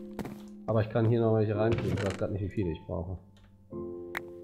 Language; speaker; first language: German; native; German